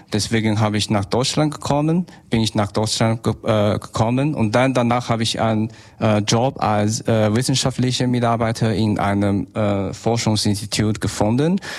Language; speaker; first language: German; non-native, learner; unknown